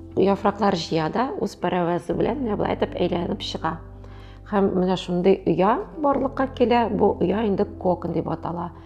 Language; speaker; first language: Tatar; native; Tatar